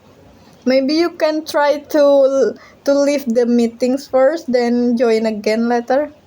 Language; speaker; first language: English; non-native, learner; Indonesian